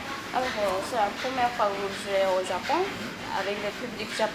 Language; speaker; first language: French; non-native, fluent; Japanese